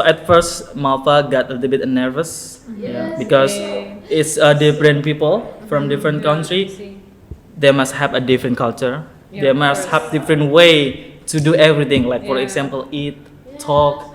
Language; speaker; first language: English; non-native, learner; Indonesian